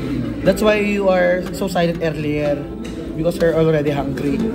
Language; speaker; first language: English; non-native, learner; Filipino